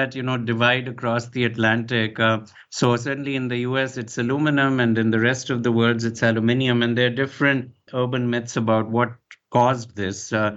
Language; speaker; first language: English; non-native, local second language; Urdu